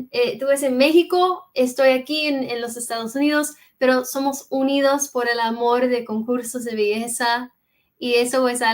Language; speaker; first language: Spanish; early bilingual, heritage; English